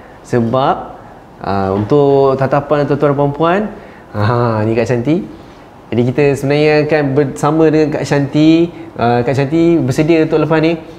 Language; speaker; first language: Malay; native; Malay